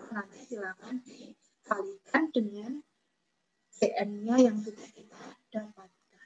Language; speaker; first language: Indonesian; native; Indonesian